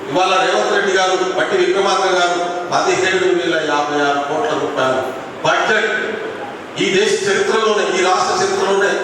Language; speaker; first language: Telugu; non-native, local second language; Lambadi